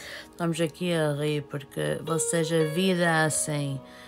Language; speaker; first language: Portuguese; early bilingual, heritage; Portuguese